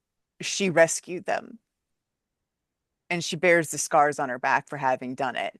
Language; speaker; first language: English; native; English